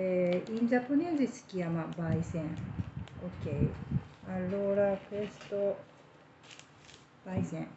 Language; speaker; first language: Italian; non-native, learner; Japanese